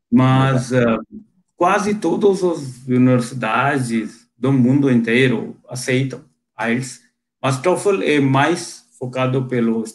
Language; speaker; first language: Portuguese; non-native, local second language; Hindi